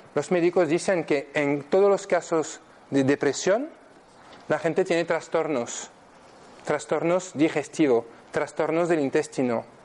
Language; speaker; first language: Spanish; non-native, fluent; French